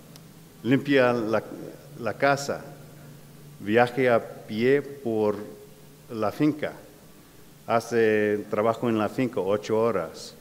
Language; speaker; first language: Spanish; non-native, fluent; English